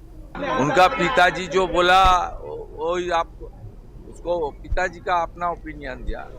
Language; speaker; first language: Hindi; non-native, local second language; Bangla